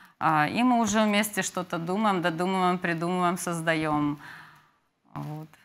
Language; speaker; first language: Russian; native; Russian